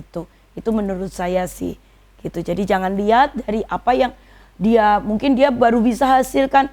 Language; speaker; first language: Indonesian; native; Indonesian